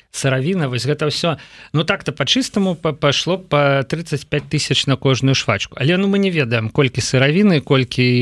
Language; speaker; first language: Belarusian; native; Belarusian